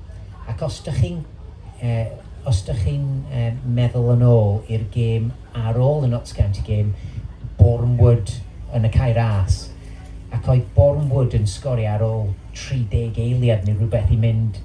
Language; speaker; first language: Welsh; non-native, local second language; English